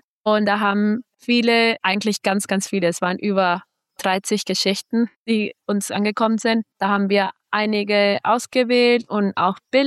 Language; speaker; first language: German; non-native, fluent; Spanish